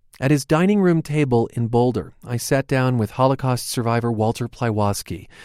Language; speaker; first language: English; native; English